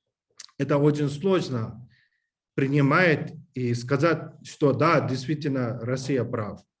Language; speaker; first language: Russian; non-native, learner; English